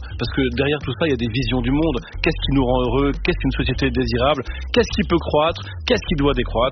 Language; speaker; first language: French; native; French